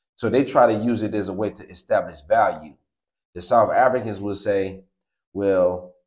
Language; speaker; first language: English; native; English